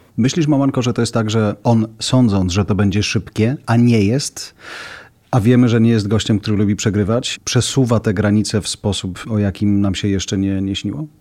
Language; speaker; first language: Polish; native; Polish